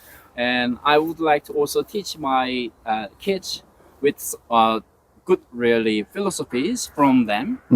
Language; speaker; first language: English; non-native, learner; Korean